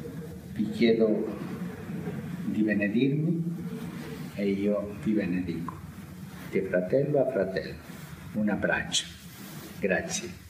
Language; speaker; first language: Italian; non-native, fluent; Spanish